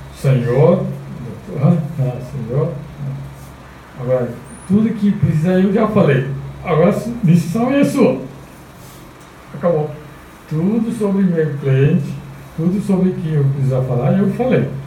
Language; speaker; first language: Portuguese; non-native, fluent; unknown